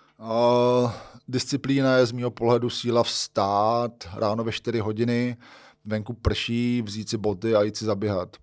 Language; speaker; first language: Czech; native; Czech